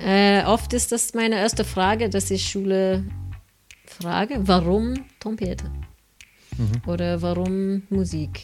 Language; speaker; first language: German; non-native, fluent; English